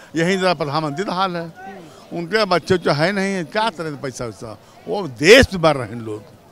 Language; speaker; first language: Hindi; native; Hindi